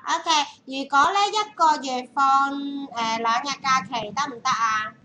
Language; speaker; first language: Cantonese; native; Cantonese